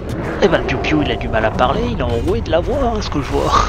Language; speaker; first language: French; native; French